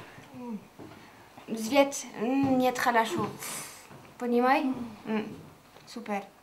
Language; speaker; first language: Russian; non-native, learner; French